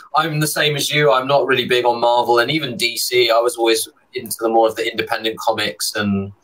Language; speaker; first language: English; native; English